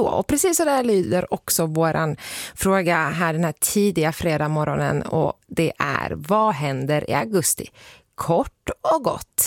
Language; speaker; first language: Swedish; native; Swedish